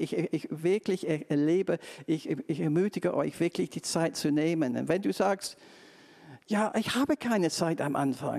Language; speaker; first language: German; non-native, fluent; English